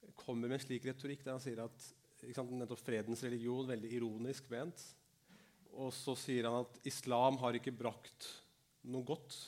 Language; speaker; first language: Norwegian; early bilingual, other home language; Urdu